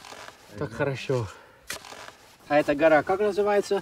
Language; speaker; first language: Russian; non-native, fluent; Dutch